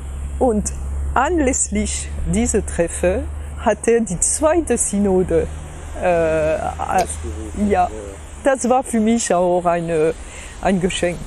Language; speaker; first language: German; non-native, fluent; French